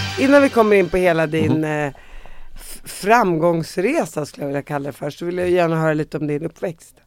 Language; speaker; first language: Swedish; early bilingual, other home language; Arabic